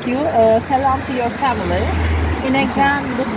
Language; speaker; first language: English; non-native, learner; Turkish